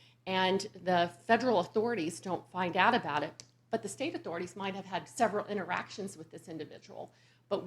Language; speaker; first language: English; native; English